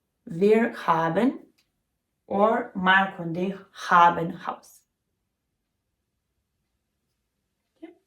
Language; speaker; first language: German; non-native, fluent; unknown